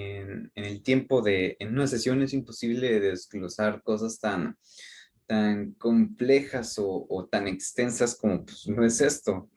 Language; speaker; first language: Spanish; native; Spanish